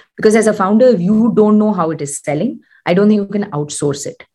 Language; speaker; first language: English; non-native, local second language; Tamil